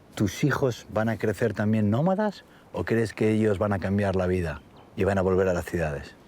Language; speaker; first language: Spanish; native; Spanish